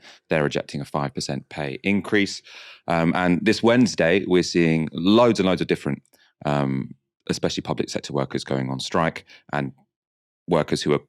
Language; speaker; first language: English; native; English